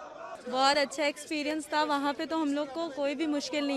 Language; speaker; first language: Hindi; native; Hindi